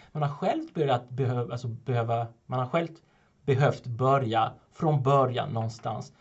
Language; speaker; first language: Swedish; non-native, fluent; French